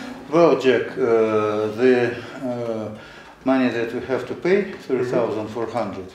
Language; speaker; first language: English; non-native, learner; Russian